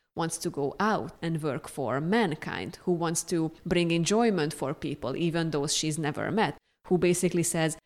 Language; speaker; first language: English; non-native, fluent; Hungarian